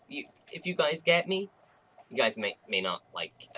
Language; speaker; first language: English; native; English